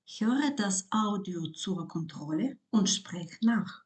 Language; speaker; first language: German; non-native, fluent; Ukrainian